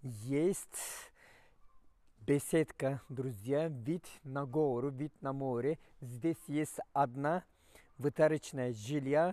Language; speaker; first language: Russian; non-native, fluent; Turkish